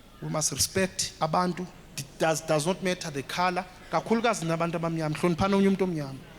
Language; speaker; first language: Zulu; native; Zulu